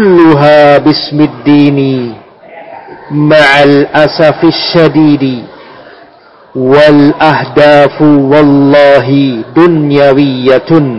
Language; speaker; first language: Arabic; non-native, fluent; Indonesian